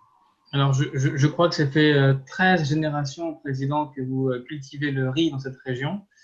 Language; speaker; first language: French; native; French